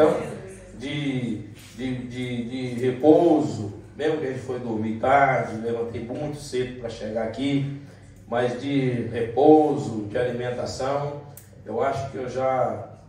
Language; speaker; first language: Portuguese; native; Portuguese